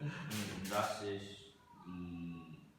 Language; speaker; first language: German; non-native, learner; English